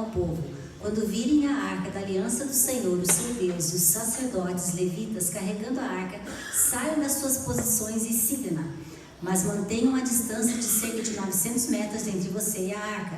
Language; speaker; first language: Portuguese; native; Portuguese